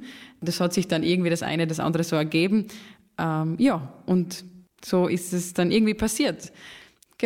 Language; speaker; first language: German; native; German